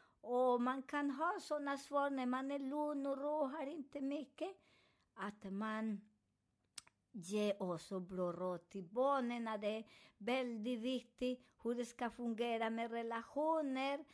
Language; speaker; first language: Swedish; non-native, fluent; Spanish